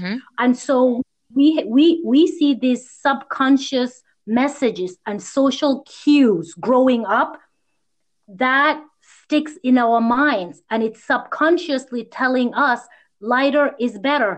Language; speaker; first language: English; native; English